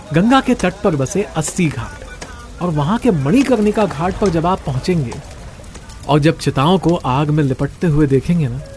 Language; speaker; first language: Hindi; native; Hindi